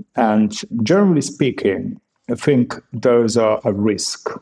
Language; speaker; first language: English; non-native, fluent; Italian